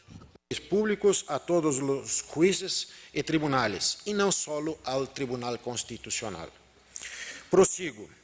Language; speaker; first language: Spanish; non-native, learner; Portuguese